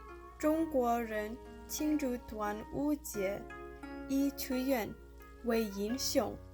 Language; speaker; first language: Chinese; non-native, learner; English